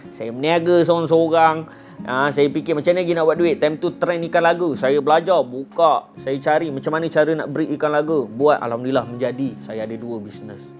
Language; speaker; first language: Malay; native; Malay